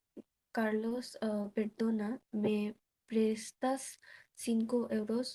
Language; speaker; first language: Spanish; non-native, learner; Bangla